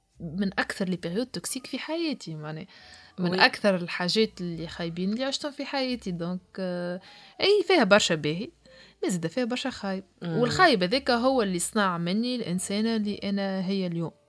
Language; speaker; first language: Arabic; native; Arabic